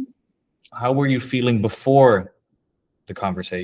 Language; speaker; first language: English; non-native, fluent; Dutch